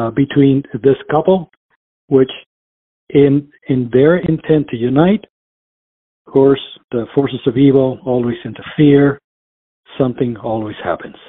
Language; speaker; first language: English; early bilingual, other home language; Spanish